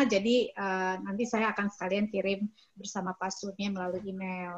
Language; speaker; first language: Indonesian; native; Indonesian